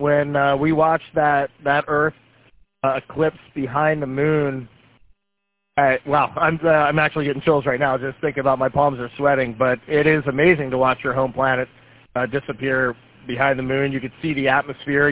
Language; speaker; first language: English; native; English